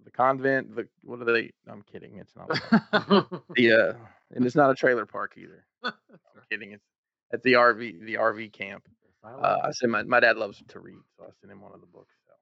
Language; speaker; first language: English; native; English